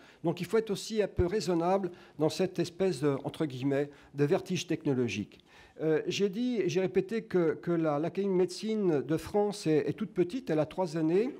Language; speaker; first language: French; native; French